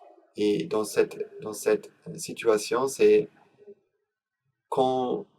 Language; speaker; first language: French; non-native, learner; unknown